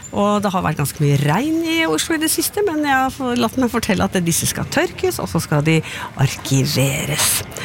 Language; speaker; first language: Norwegian; native; Norwegian